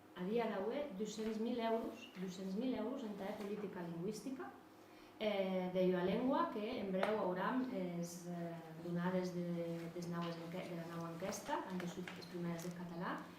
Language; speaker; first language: Catalan; non-native, local second language; Occitan